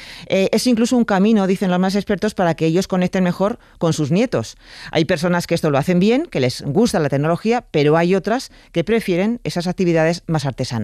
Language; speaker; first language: Spanish; native; Spanish